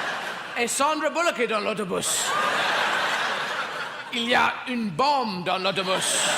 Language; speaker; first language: French; non-native, fluent; English